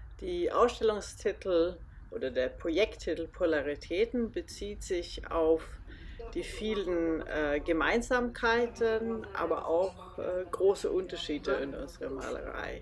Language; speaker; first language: German; non-native, fluent; Swedish